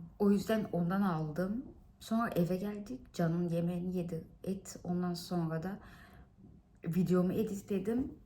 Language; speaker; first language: Turkish; early bilingual, heritage; Turkish